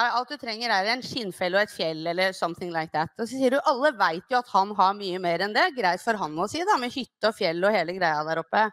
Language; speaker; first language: Norwegian; native; Norwegian